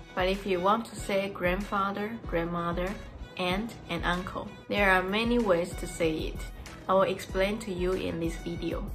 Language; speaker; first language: English; non-native, fluent; Chinese